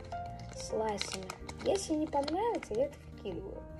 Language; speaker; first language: Russian; early bilingual, heritage; Russian